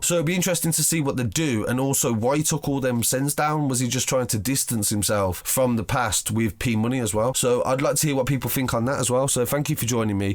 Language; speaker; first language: English; native; English